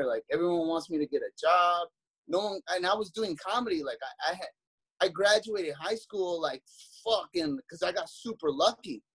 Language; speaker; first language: English; native; English